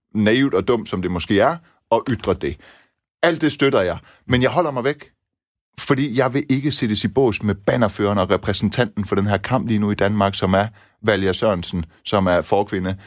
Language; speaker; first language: Danish; early bilingual, other home language; Persian